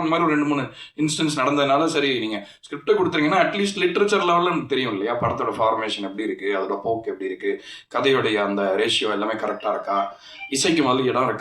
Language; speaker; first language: Tamil; native; Tamil